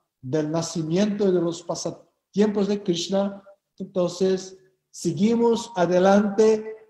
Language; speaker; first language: Spanish; non-native, fluent; Portuguese